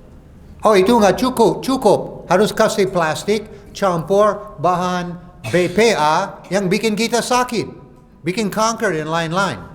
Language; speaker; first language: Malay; non-native, fluent; English